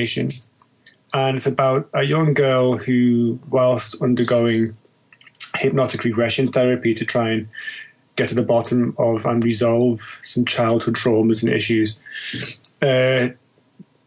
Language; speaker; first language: English; native; English